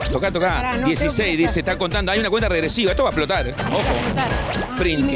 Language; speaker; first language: Spanish; native; Spanish